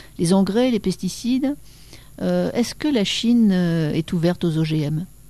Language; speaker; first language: French; native; French